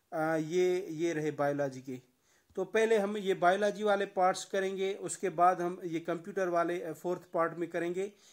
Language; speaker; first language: Urdu; non-native, local second language; Sindhi